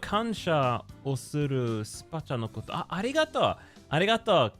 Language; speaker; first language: Japanese; non-native, learner; English